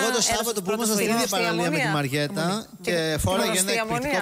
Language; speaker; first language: Greek; native; Greek